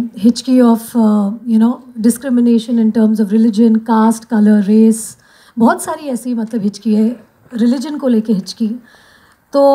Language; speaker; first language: Hindi; non-native, local second language; Bangla